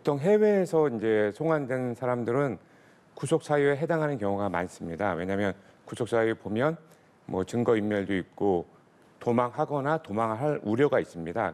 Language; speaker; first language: Korean; native; Korean